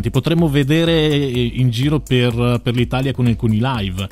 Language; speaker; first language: Italian; native; Italian